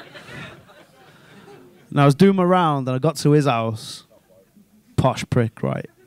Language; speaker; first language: English; native; English